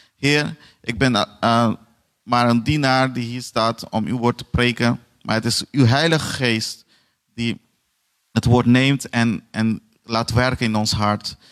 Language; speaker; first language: Dutch; non-native, fluent; Portuguese